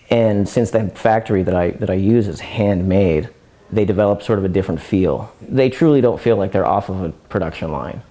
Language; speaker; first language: English; native; English